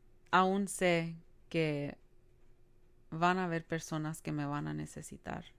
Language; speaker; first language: Spanish; early bilingual, other home language; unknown